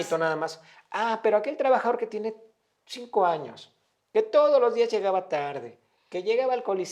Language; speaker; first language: Spanish; native; Spanish